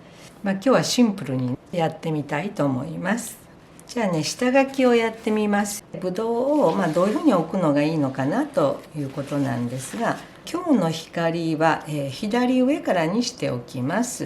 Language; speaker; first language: Japanese; native; Japanese